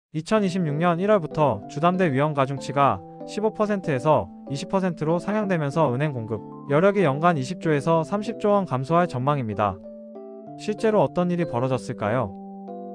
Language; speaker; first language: Korean; native; Korean